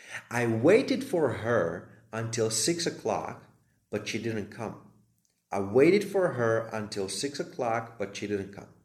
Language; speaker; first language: English; non-native, fluent; Slovak